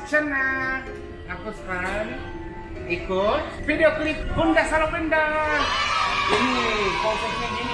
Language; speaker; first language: Indonesian; early bilingual, other home language; Japanese